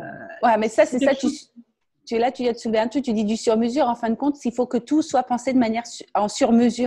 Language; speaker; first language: French; native; French